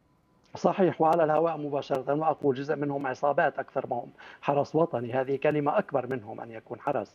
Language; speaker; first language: Arabic; native; Arabic